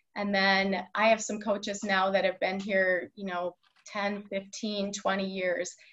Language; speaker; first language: English; native; English